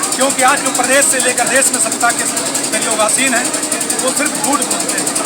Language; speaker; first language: Hindi; native; Hindi